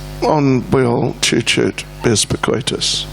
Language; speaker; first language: Russian; non-native, learner; English